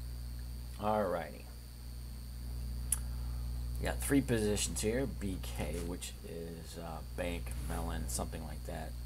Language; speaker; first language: English; native; English